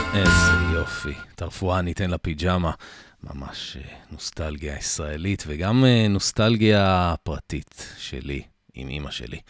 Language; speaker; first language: Hebrew; native; Hebrew